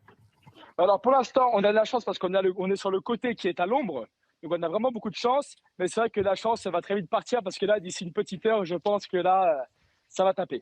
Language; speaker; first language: French; native; French